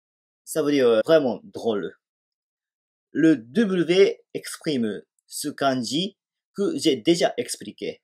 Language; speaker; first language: French; non-native, fluent; Japanese